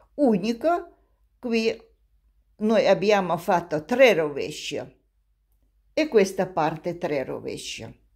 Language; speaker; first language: Italian; non-native, learner; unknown